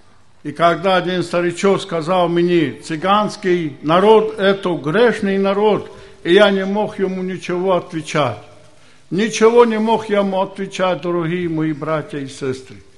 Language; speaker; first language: Ukrainian; non-native, local second language; Romany